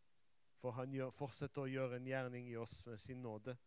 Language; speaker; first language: Swedish; non-native, fluent; Hebrew